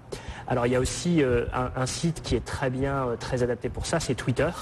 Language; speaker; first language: French; native; French